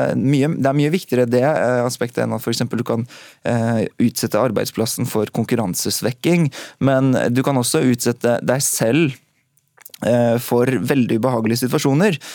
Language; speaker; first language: Norwegian; early bilingual, other home language; Urdu